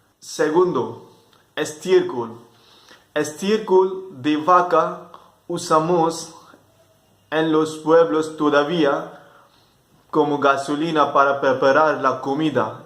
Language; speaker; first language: Spanish; non-native, fluent; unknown